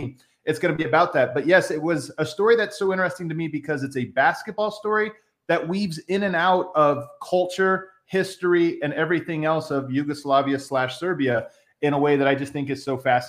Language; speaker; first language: English; native; English